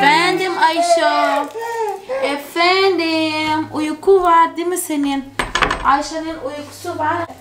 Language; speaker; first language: Turkish; non-native, fluent; Portuguese